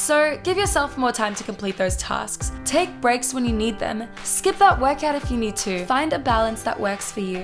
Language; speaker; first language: English; native; English